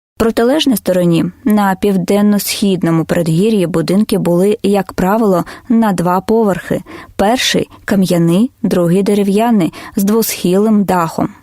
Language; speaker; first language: Ukrainian; non-native, local second language; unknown